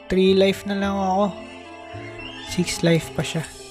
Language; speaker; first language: Filipino; native; Filipino